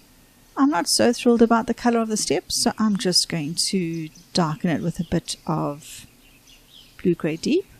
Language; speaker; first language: English; native; English